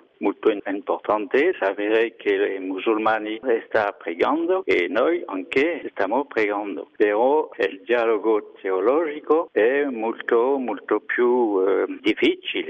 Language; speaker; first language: Italian; non-native, learner; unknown